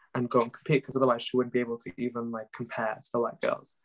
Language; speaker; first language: English; non-native, local second language; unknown